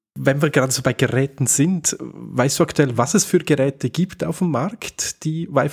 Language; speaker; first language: German; native; German